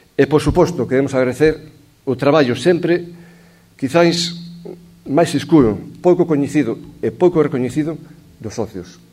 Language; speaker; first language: Galician; native; Galician